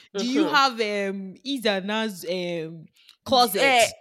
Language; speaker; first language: English; non-native, local second language; Yoruba